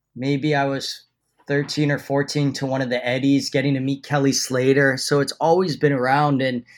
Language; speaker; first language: English; native; English